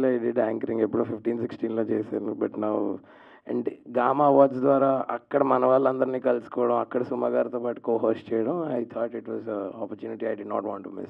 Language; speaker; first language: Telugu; native; Telugu